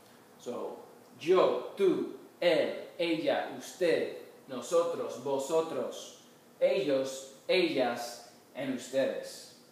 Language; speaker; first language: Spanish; non-native, fluent; English